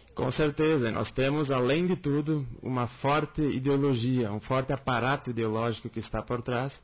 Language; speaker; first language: Portuguese; native; Portuguese